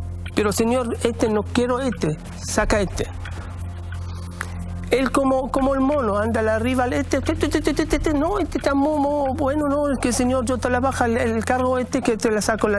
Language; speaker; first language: Spanish; non-native, learner; Arabic